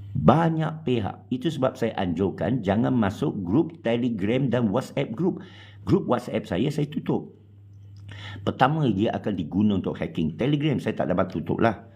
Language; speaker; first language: Malay; non-native, local second language; Chinese